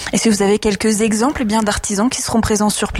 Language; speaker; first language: French; native; French